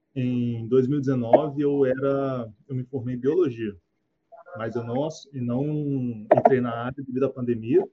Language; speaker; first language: Portuguese; native; Portuguese